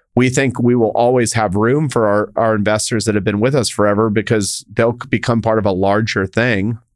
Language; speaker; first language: English; native; English